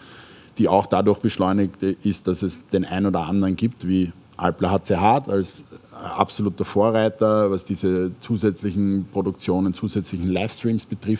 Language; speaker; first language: German; native; German